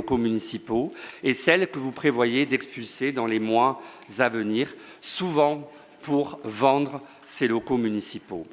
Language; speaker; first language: French; native; French